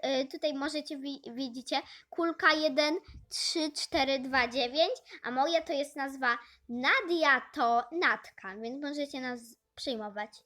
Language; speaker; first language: Polish; native; Polish